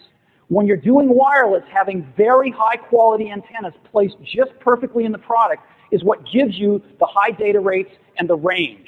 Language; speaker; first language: English; native; English